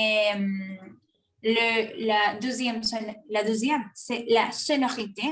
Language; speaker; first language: French; non-native, learner; Spanish